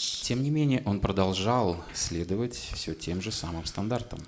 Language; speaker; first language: Russian; native; Russian